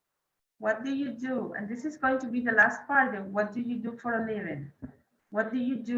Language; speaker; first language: English; non-native, fluent; Spanish